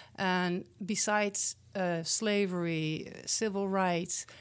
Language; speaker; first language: English; non-native, fluent; Dutch